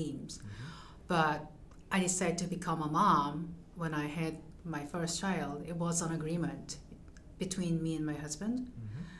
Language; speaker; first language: English; non-native, fluent; Korean